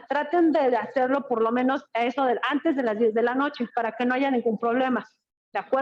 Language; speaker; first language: Spanish; native; Spanish